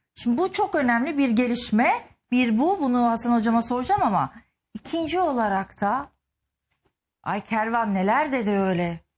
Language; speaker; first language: Turkish; native; Turkish